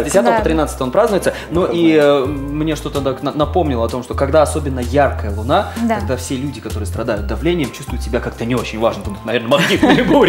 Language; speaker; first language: Russian; native; Russian